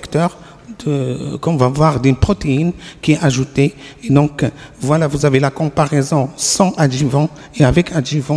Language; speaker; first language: French; non-native, local second language; Arabic